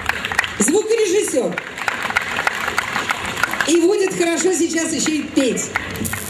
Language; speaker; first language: Russian; native; Russian